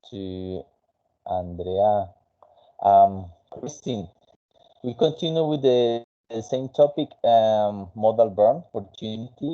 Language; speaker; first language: English; non-native, fluent; Spanish